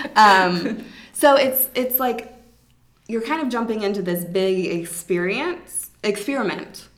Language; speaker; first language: English; native; English